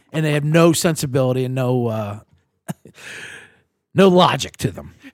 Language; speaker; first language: English; native; English